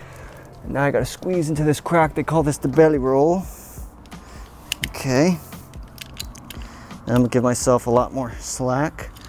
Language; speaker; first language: English; native; English